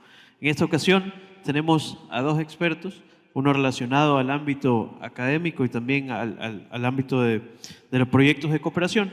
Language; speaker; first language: Spanish; native; Spanish